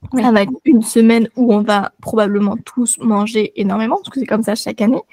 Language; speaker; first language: French; native; French